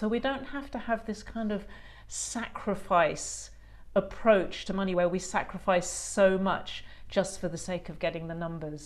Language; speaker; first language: English; native; English